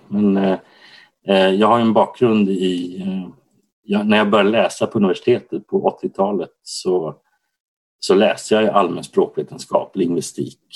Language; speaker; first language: Swedish; native; Swedish